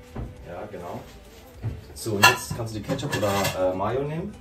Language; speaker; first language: German; native; German